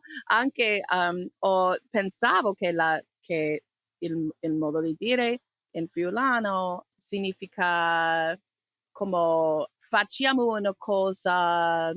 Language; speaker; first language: Italian; non-native, learner; English